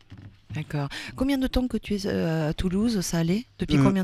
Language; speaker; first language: French; native; French